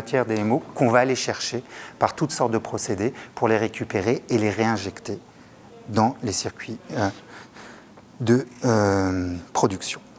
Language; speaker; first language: French; native; French